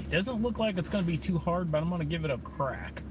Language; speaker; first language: English; native; English